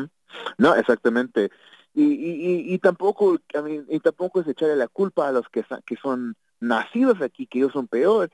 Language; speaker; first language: Spanish; early bilingual, heritage; Spanish